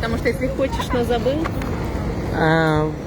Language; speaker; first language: Russian; native; Russian